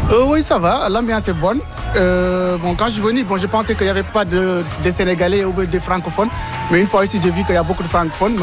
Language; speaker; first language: French; non-native, local second language; Wolof